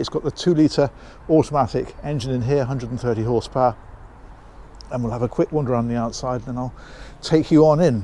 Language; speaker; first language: English; native; English